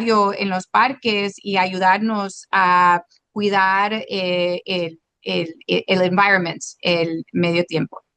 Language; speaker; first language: Spanish; non-native, local second language; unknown